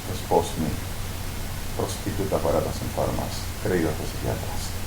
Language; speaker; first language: Spanish; native; Spanish